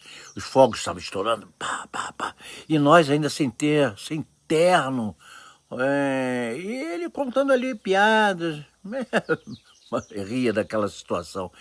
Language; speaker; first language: Portuguese; native; Portuguese